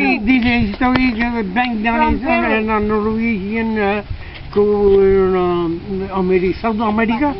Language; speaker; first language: English; non-native, learner; French